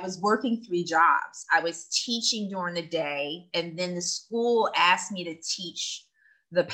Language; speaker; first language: English; native; English